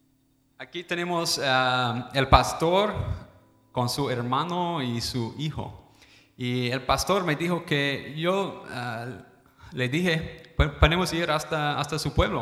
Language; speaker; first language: Spanish; non-native, fluent; English